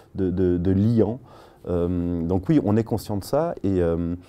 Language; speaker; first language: French; native; French